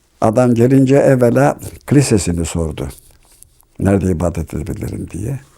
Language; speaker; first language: Turkish; native; Turkish